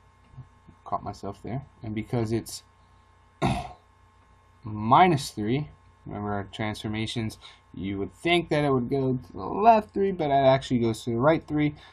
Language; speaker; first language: English; native; English